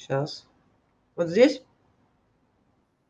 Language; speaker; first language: Russian; native; Russian